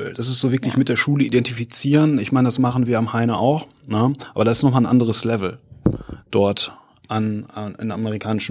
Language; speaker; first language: German; native; German